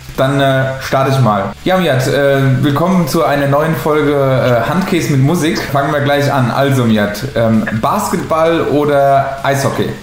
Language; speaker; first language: German; native; German